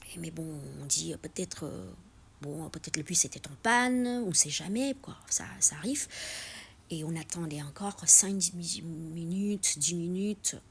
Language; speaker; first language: French; non-native, fluent; Vietnamese